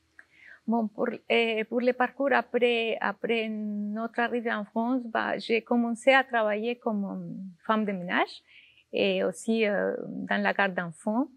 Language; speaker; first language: French; non-native, fluent; Spanish